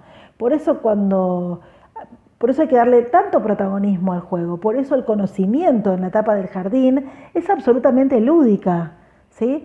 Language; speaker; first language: Spanish; native; Spanish